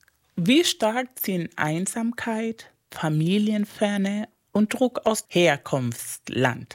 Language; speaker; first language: German; non-native, fluent; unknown